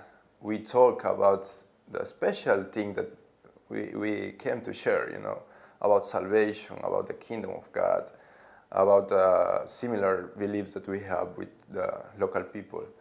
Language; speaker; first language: English; non-native, learner; Spanish